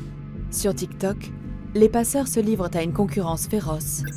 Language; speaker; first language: French; native; French